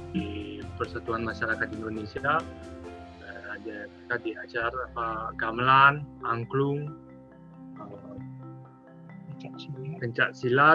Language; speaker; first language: Indonesian; non-native, learner; French